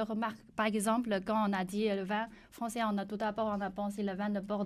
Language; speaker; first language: French; non-native, learner; Chinese